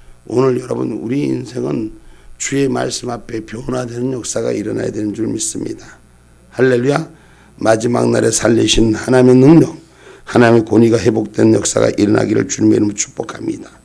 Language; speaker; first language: Korean; native; Korean